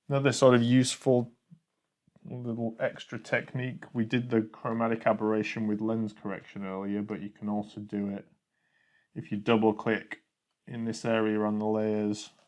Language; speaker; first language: English; native; English